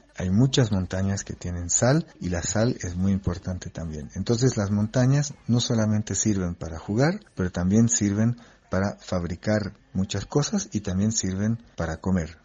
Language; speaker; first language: Spanish; non-native, fluent; French